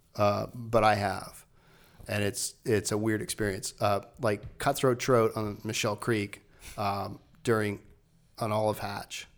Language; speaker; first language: English; native; English